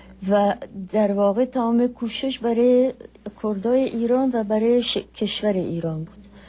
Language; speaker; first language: Persian; non-native, fluent; Czech